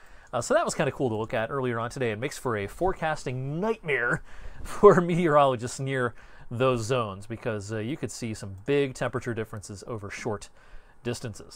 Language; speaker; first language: English; native; English